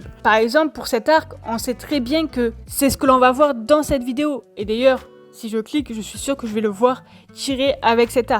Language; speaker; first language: French; native; French